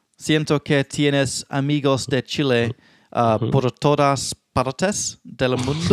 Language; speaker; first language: Spanish; non-native, learner; English